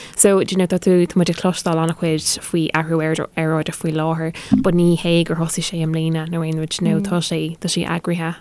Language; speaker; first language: Irish; non-native, local second language; English